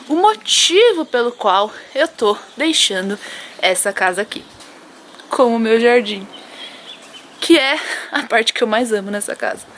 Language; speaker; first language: Portuguese; native; Portuguese